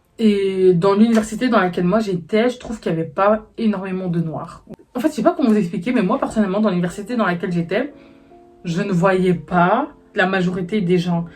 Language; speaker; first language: French; native; French